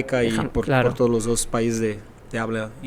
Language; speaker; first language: Spanish; non-native, fluent; Portuguese